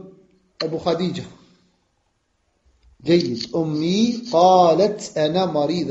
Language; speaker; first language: Arabic; non-native, fluent; French